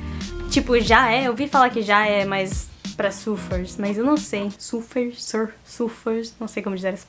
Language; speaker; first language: Portuguese; non-native, fluent; English